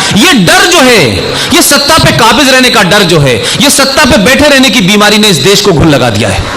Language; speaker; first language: Hindi; native; Hindi